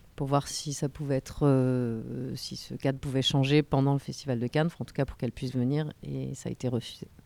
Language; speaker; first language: French; native; French